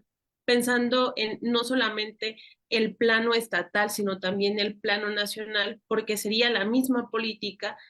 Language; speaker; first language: Spanish; native; Spanish